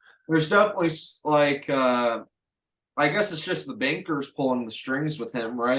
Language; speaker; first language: English; native; English